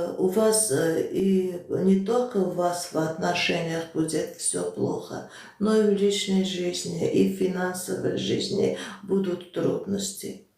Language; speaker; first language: Russian; non-native, local second language; Armenian